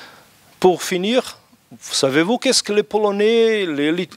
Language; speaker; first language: French; non-native, fluent; Portuguese